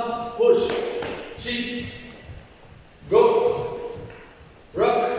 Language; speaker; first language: English; non-native, learner; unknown